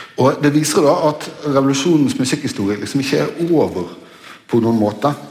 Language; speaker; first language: Norwegian; native; Norwegian